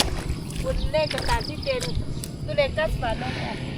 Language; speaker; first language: Finnish; non-native, learner; Thai